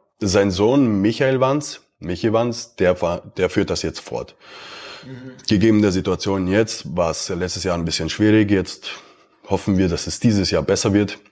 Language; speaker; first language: German; early bilingual, other home language; Romanian